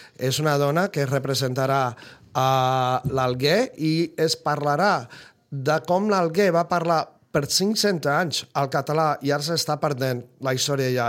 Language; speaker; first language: Catalan; non-native, fluent; Spanish